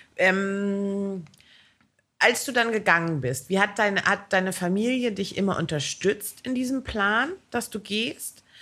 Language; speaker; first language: German; native; German